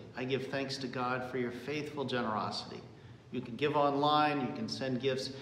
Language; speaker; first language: English; native; English